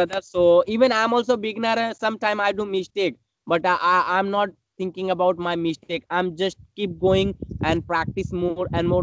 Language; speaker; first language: English; non-native, learner; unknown